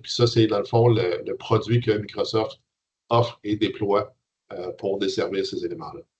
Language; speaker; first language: French; native; French